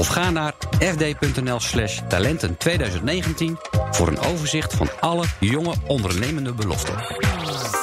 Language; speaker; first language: Dutch; non-native, learner; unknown